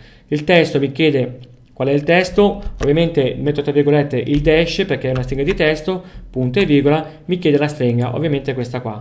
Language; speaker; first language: Italian; native; Italian